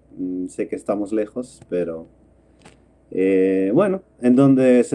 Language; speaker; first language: Spanish; non-native, fluent; Dutch